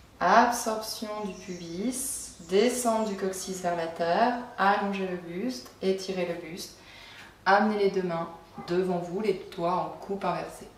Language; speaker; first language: French; native; French